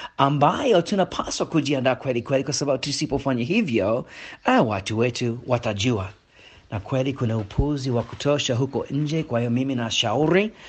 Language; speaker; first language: Swahili; non-native, fluent; English